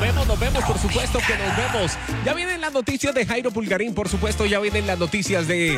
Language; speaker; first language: Spanish; native; Spanish